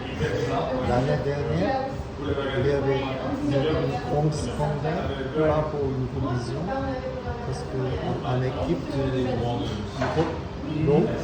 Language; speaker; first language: French; non-native, fluent; Korean